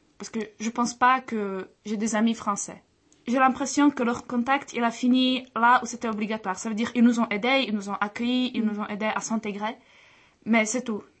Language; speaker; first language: French; non-native, fluent; Czech